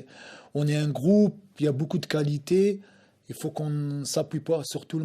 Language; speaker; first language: French; non-native, local second language; Arabic